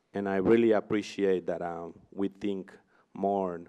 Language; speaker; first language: English; non-native, fluent; Spanish